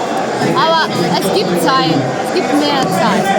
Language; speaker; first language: German; non-native, learner; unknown